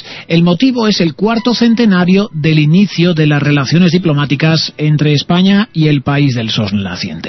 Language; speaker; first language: Spanish; native; Spanish